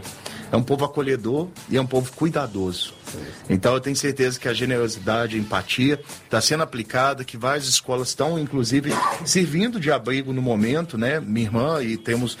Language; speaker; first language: Portuguese; native; Portuguese